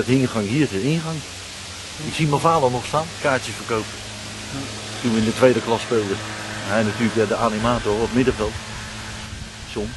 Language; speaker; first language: Dutch; native; Dutch